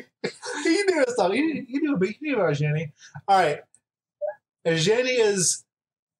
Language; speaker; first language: English; native; English